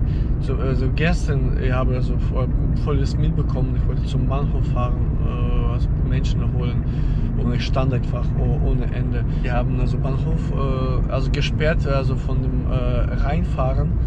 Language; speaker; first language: German; non-native, fluent; Ukrainian